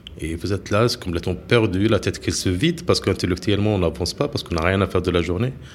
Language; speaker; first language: French; non-native, local second language; Arabic